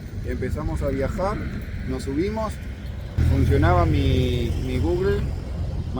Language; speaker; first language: Spanish; native; Spanish